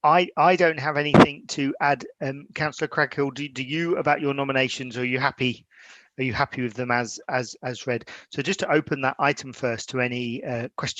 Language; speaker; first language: English; native; English